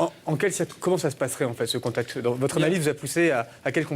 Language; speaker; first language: French; native; French